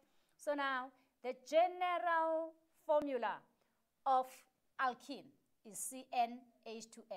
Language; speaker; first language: English; non-native, local second language; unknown